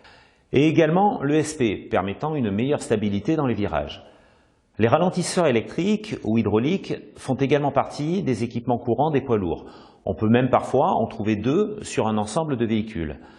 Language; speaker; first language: French; native; French